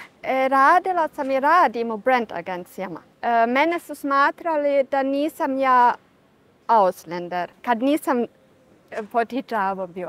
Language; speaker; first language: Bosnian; early bilingual, heritage; Bosnian